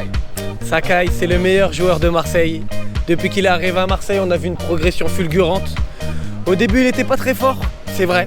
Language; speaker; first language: French; native; French